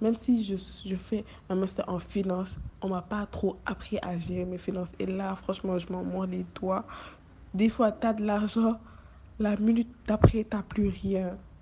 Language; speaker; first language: French; non-native, local second language; Wolof